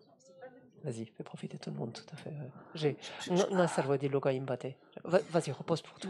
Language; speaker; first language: French; native; French